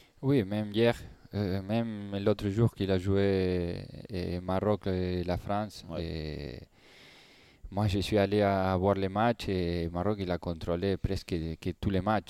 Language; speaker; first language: French; non-native, learner; Spanish